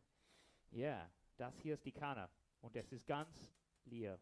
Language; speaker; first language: German; non-native, learner; English